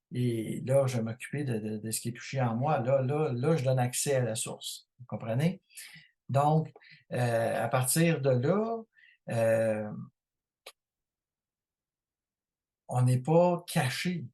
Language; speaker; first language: French; native; French